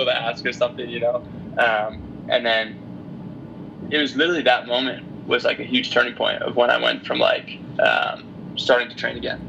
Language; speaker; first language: English; native; English